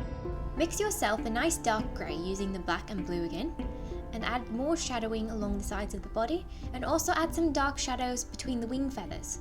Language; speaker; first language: English; native; English